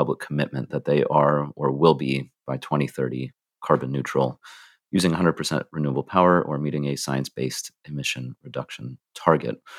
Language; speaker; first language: English; native; English